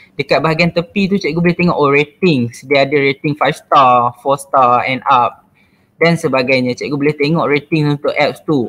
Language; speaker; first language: Malay; native; Malay